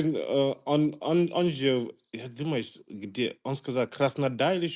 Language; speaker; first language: Russian; non-native, learner; Igbo